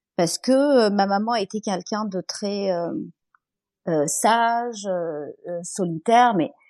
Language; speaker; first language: French; non-native, local second language; Arabic